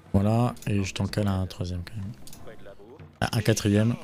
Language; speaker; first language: French; native; French